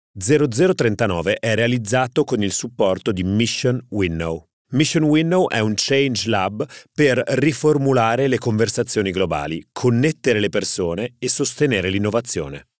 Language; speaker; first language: Italian; native; Italian